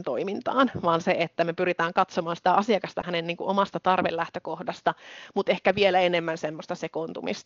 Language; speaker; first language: Finnish; native; Finnish